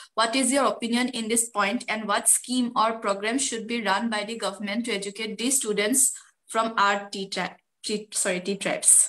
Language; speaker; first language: English; non-native, local second language; Assamese